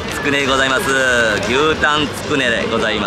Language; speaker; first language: Japanese; native; Japanese